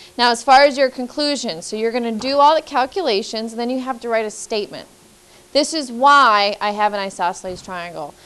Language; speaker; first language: English; native; English